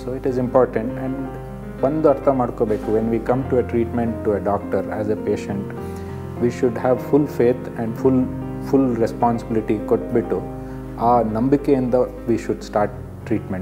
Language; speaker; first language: Kannada; native; Kannada